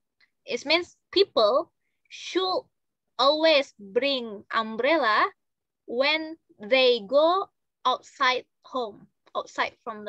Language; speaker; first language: English; non-native, fluent; Indonesian